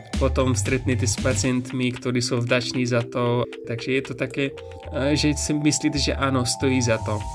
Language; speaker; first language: Slovak; non-native, fluent; Pashto